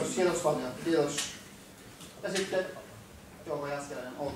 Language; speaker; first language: Finnish; native; Finnish